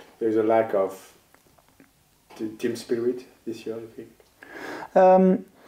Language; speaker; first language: English; non-native, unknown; French